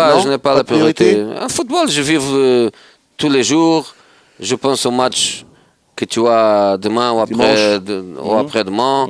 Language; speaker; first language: French; non-native, fluent; Portuguese